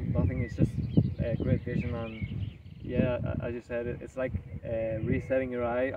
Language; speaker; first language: English; early bilingual, other home language; Spanish